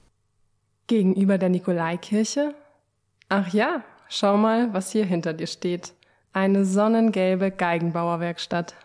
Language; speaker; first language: German; native; German